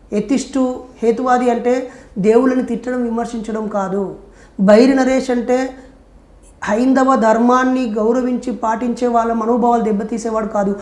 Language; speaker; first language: Telugu; native; Telugu